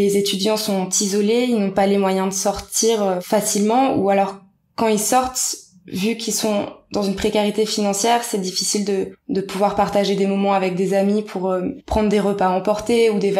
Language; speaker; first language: French; native; French